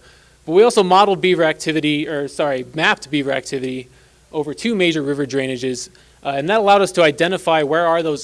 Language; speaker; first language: English; native; English